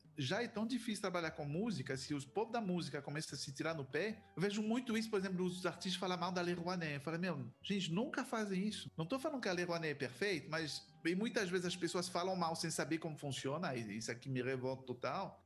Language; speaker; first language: Portuguese; non-native, fluent; French